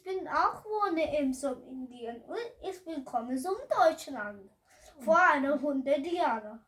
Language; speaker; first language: German; non-native, learner; Hindi